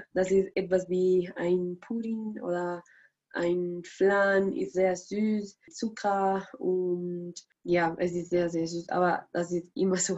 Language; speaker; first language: German; non-native, learner; Spanish